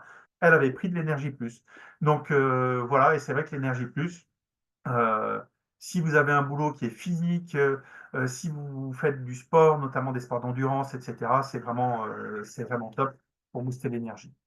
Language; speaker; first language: French; native; French